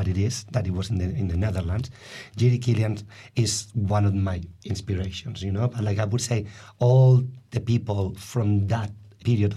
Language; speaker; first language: English; non-native, fluent; Spanish